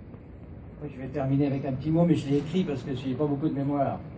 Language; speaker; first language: French; native; French